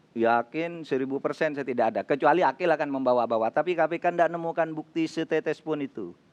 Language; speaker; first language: Indonesian; non-native, local second language; Madurese